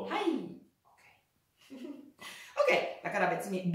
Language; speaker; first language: Japanese; non-native, learner; Italian